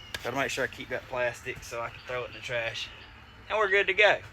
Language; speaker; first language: English; native; English